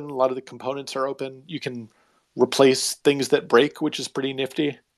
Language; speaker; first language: English; native; English